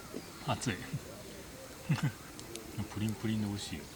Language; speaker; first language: Japanese; native; Japanese